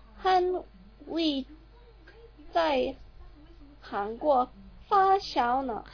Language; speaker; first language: Chinese; non-native, learner; Korean